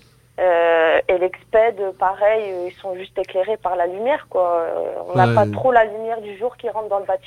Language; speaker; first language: French; native; French